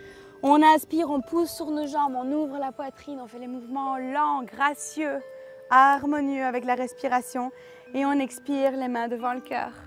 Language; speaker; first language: French; native; French